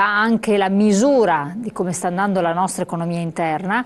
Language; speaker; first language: Italian; native; Italian